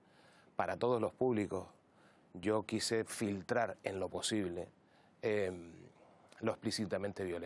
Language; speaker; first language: Spanish; native; Spanish